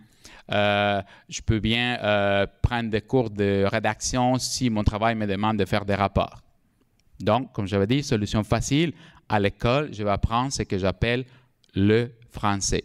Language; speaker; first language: French; non-native, fluent; Spanish